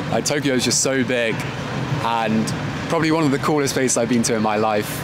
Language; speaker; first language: English; native; English